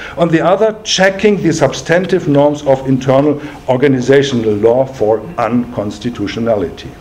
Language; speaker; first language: English; non-native, fluent; German